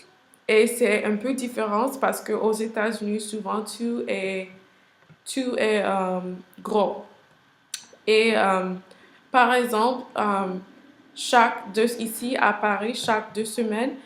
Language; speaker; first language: French; non-native, learner; English